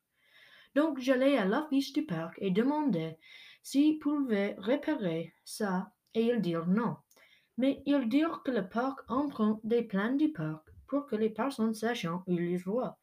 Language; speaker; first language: French; non-native, learner; English